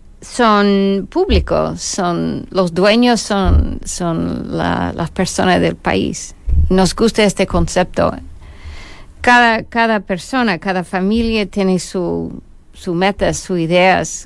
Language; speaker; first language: Spanish; non-native, fluent; English